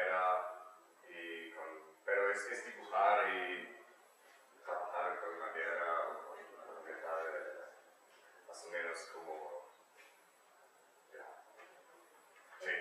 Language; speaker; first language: Spanish; non-native, learner; German